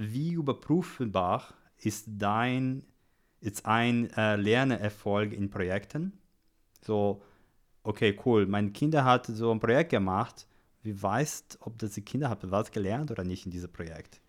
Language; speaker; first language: German; non-native, learner; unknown